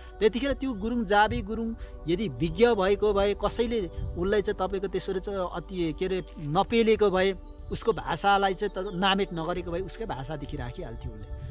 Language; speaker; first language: Nepali; non-native, local second language; Limburgish